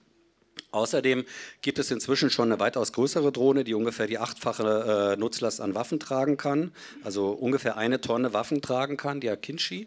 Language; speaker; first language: German; native; German